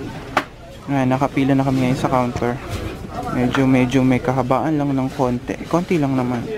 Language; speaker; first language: Filipino; native; Filipino